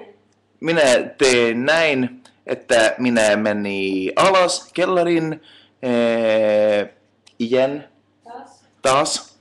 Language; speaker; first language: Finnish; non-native, local second language; Swedish